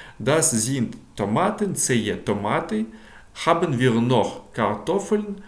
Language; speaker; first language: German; non-native, fluent; Ukrainian